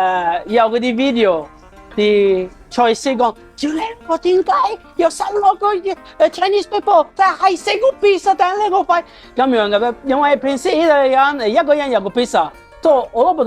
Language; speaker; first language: Cantonese; non-native, learner; Italian